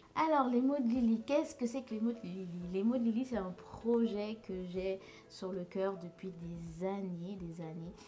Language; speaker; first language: French; non-native, local second language; Haitian Creole